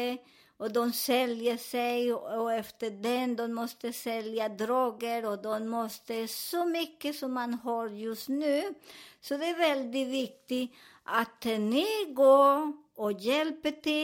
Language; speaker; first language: Swedish; non-native, learner; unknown